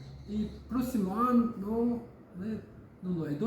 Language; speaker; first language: Portuguese; non-native, learner; Japanese